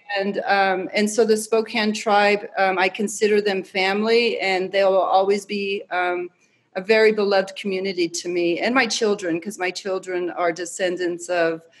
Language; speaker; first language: English; native; English